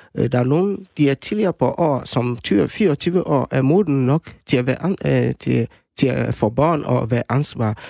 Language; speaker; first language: Danish; non-native, fluent; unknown